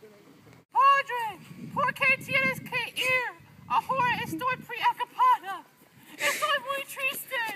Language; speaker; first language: Spanish; non-native, learner; English